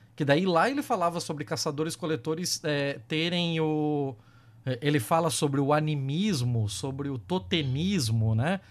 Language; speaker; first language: Portuguese; native; Portuguese